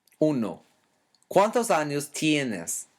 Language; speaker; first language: Spanish; non-native, fluent; English